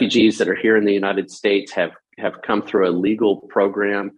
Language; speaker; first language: English; native; English